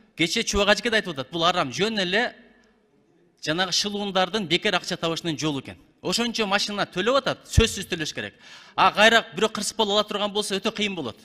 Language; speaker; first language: Kyrgyz; native; Kyrgyz